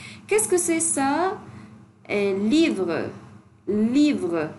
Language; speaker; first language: French; non-native, fluent; Arabic